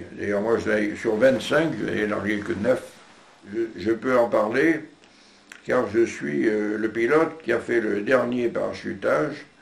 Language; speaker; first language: French; native; French